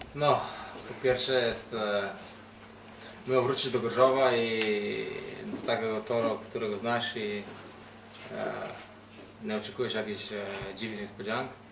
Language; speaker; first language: Polish; non-native, fluent; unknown